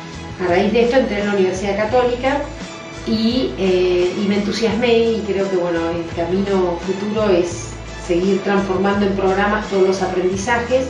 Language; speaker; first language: Spanish; native; Spanish